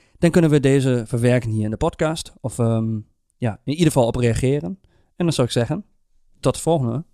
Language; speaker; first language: Dutch; non-native, fluent; German